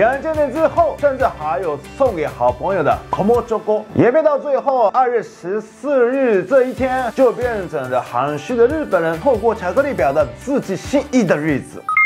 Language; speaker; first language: Chinese; non-native, fluent; Japanese